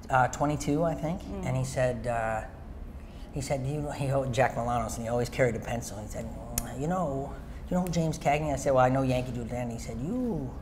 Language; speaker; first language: English; native; English